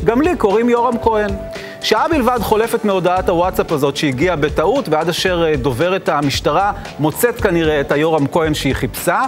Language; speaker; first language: Hebrew; native; Hebrew